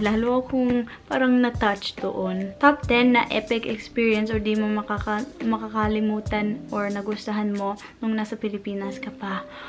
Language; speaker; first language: Filipino; non-native, fluent; English